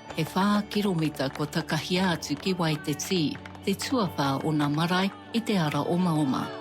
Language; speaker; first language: Māori; native; Māori